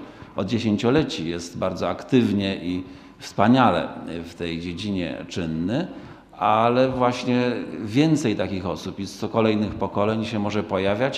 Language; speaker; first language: Polish; native; Polish